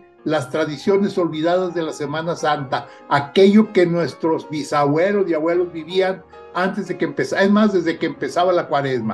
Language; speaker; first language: Spanish; native; Spanish